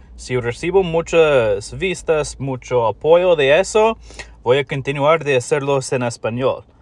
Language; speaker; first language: Spanish; non-native, learner; English